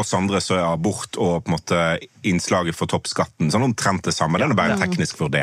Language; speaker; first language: Norwegian; native; Norwegian